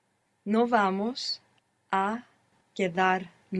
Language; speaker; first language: Spanish; non-native, learner; English